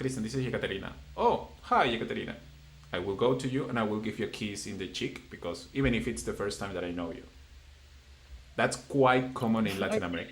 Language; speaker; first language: English; non-native, fluent; Spanish